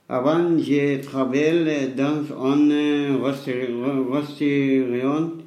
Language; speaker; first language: French; non-native, learner; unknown